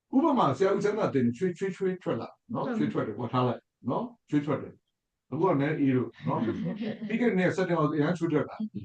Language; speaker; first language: Burmese; non-native, local second language; S'gaw Karen